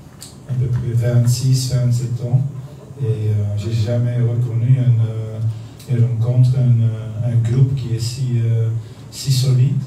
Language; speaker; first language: French; non-native, learner; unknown